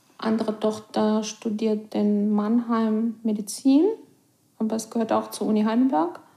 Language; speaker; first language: German; non-native, fluent; Russian